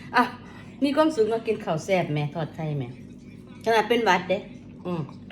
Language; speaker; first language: Thai; native; Thai